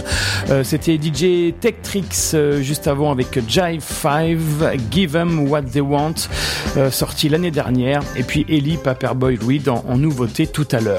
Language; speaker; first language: French; native; French